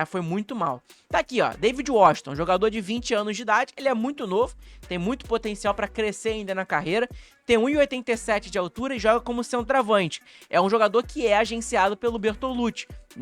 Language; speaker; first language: Portuguese; native; Portuguese